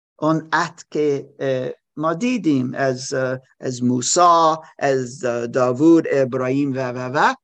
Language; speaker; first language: Persian; non-native, learner; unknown